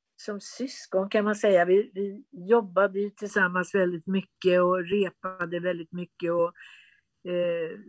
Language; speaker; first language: Swedish; native; Swedish